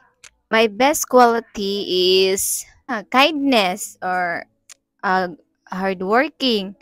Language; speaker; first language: English; non-native, learner; Cebuano